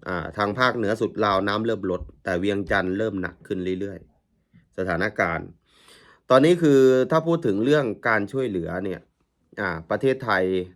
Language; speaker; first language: Thai; native; Thai